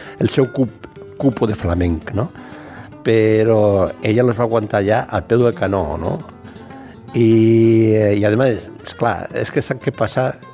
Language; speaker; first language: Catalan; non-native, local second language; Spanish